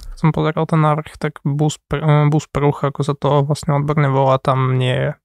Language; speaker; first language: Slovak; native; Slovak